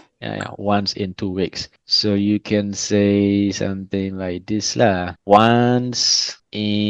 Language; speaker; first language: English; non-native, fluent; Indonesian